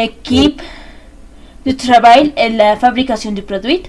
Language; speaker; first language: French; non-native, learner; Spanish